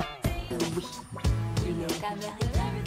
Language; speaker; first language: French; non-native, fluent; Korean